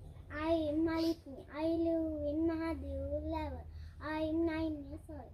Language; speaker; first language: English; non-native, learner; Sinhala